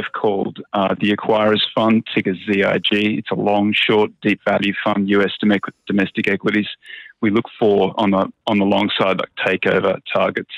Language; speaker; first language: English; native; English